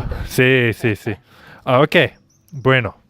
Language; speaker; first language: Spanish; non-native, fluent; English